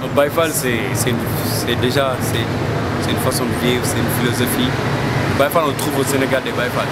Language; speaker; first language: French; non-native, local second language; Wolof